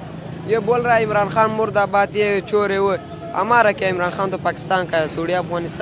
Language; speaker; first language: Hindi; non-native, learner; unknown